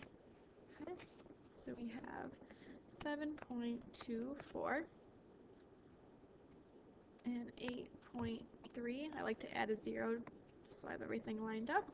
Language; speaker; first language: English; native; English